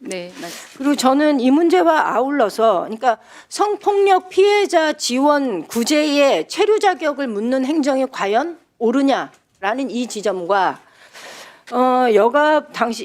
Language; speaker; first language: Korean; native; Korean